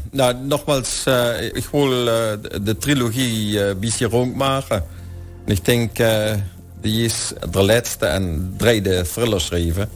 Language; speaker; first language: Dutch; non-native, local second language; Limburgish